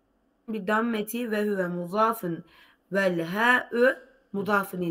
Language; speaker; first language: Arabic; non-native, learner; Turkish